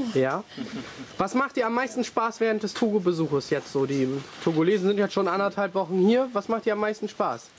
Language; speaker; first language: German; native; German